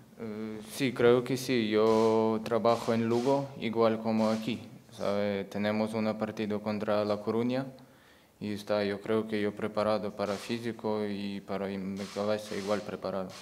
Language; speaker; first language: Spanish; non-native, learner; Ukrainian